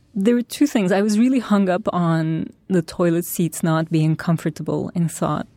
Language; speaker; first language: English; non-native, fluent; Turkish